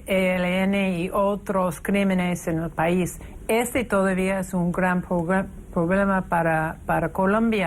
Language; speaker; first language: Spanish; non-native, fluent; English